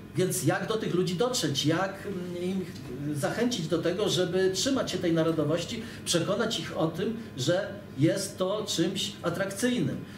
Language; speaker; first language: Polish; native; Polish